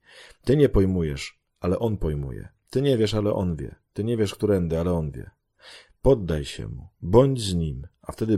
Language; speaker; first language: Polish; native; Polish